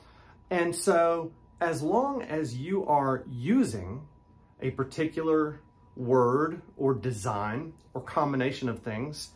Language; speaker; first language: English; native; English